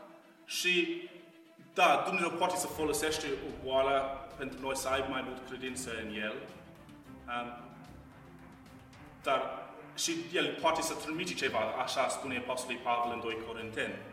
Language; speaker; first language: Romanian; non-native, learner; English